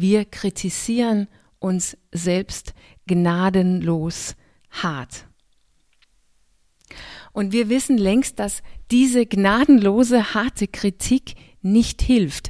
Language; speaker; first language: German; non-native, fluent; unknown